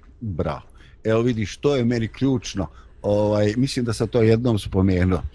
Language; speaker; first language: Bosnian; native; Bosnian